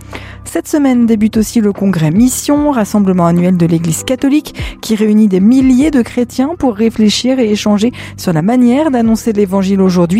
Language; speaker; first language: French; native; French